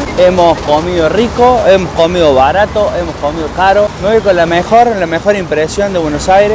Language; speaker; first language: Spanish; native; Spanish